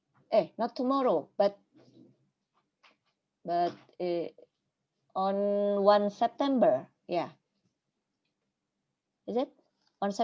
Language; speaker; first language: English; non-native, learner; Indonesian